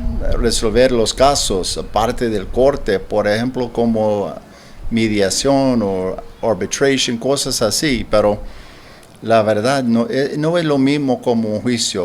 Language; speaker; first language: Spanish; non-native, learner; English